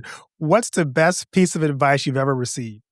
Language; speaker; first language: English; native; English